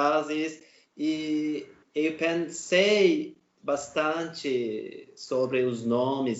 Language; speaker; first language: Portuguese; non-native, learner; Turkish